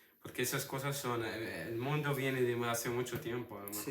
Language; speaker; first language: Spanish; non-native, fluent; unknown